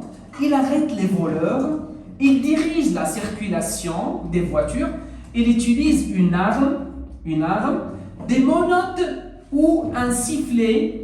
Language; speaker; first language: French; non-native, local second language; Arabic